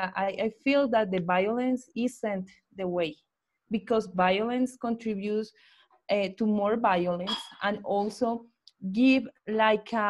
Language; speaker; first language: English; non-native, learner; Spanish